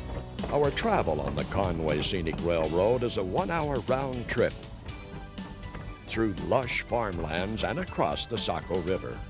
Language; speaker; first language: English; native; English